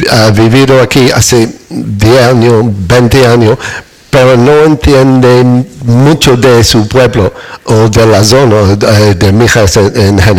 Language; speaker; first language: Spanish; non-native, learner; English